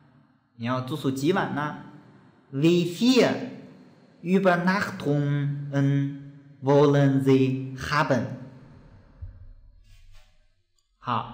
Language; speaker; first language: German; non-native, fluent; Chinese